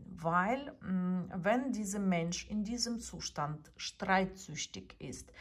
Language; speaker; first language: German; non-native, fluent; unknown